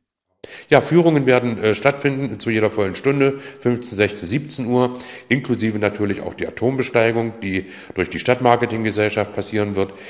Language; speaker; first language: German; native; German